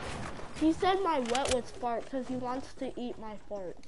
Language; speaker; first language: English; native; English